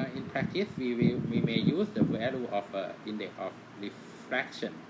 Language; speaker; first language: English; non-native, fluent; Thai